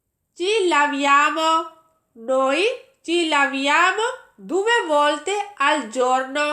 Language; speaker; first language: Italian; non-native, fluent; Urdu